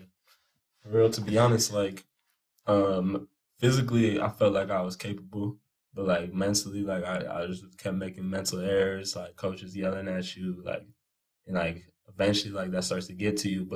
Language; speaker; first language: English; native; English